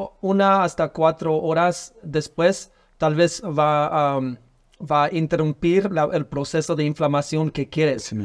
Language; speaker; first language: Spanish; non-native, learner; English